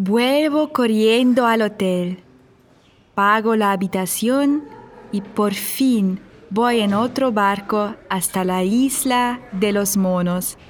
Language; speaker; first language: Spanish; non-native, fluent; German